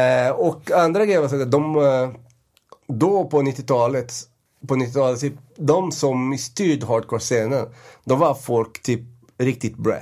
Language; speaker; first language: Swedish; non-native, fluent; Portuguese